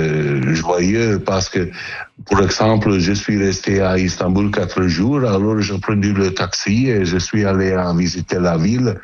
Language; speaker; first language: French; non-native, learner; Italian